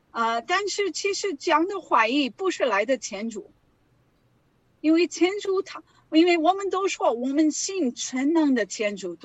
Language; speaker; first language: Chinese; non-native, learner; English